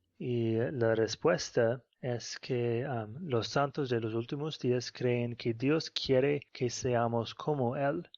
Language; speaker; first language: Spanish; non-native, fluent; English